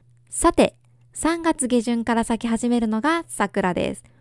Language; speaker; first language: Japanese; native; Japanese